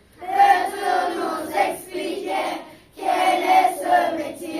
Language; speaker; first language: French; non-native, learner; Turkish